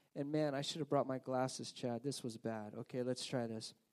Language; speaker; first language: English; native; English